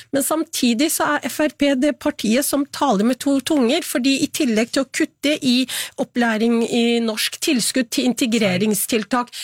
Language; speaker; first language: Norwegian; native; Norwegian